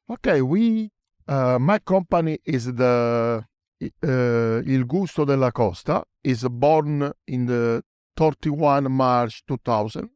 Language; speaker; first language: English; non-native, learner; Italian